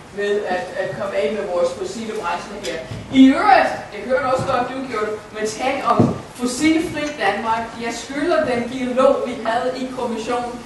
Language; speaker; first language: Danish; non-native, fluent; English